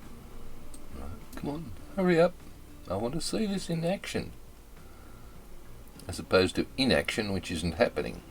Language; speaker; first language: English; native; English